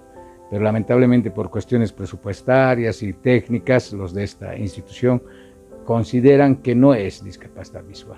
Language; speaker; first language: Spanish; native; Spanish